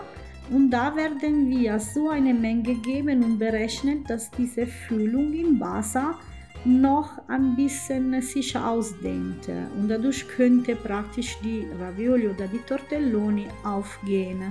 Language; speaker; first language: German; non-native, fluent; Italian